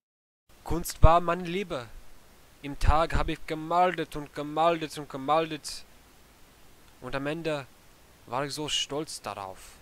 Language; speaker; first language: German; non-native, learner; English